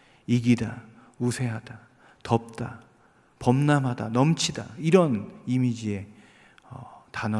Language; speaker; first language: Korean; native; Korean